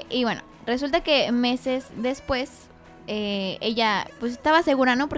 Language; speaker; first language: Spanish; native; Spanish